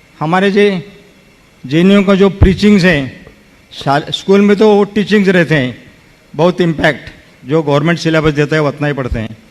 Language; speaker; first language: Hindi; non-native, local second language; Kannada